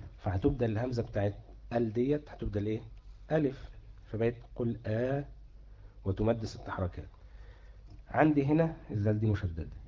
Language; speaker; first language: Arabic; native; Arabic